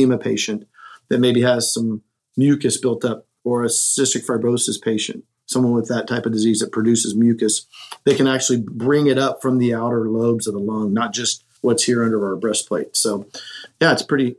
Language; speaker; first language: English; native; English